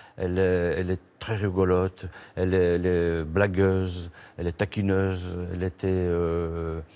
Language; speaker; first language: French; non-native, local second language; Kabyle